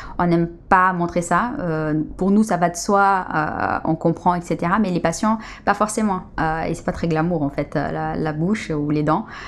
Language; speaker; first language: French; early bilingual, other home language; Portuguese